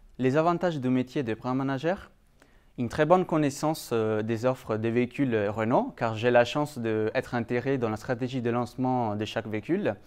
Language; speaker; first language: French; native; French